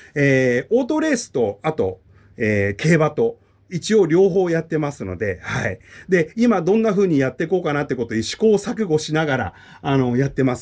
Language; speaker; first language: Japanese; native; Japanese